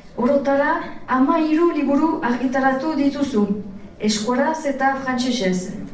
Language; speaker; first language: Basque; native; Basque